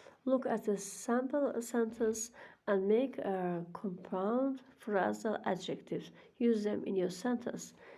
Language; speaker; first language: English; non-native, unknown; Azerbaijani